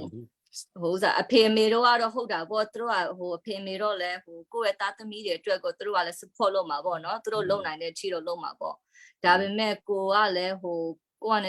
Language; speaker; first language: Burmese; non-native, local second language; Hakha Chin